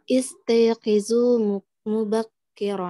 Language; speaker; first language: Arabic; non-native, learner; Indonesian